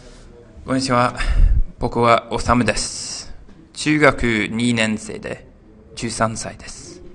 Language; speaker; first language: Japanese; non-native, fluent; English